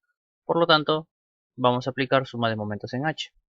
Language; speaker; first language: Spanish; native; Spanish